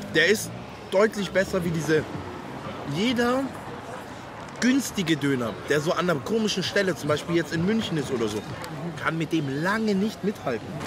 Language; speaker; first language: German; native; German